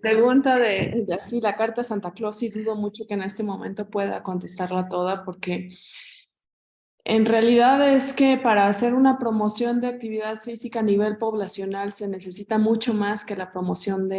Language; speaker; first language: Spanish; native; Spanish